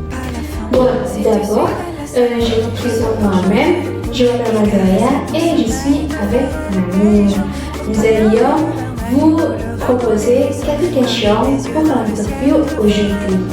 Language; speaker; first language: French; non-native, learner; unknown